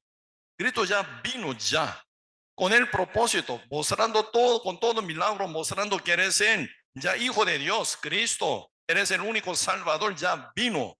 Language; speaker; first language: Spanish; non-native, learner; Korean